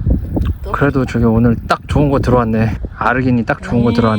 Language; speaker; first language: Korean; native; Korean